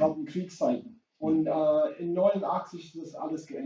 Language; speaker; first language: German; non-native, fluent; English